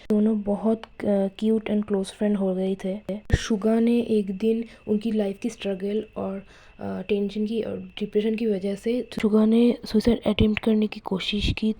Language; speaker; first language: Hindi; non-native, local second language; Bangla